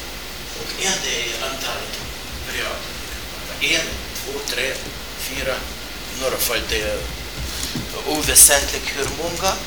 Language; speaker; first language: Swedish; non-native, fluent; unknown